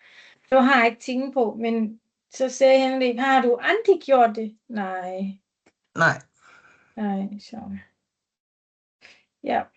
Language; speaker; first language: Danish; non-native, learner; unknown